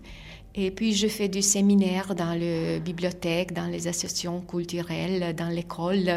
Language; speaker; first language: French; non-native, fluent; Italian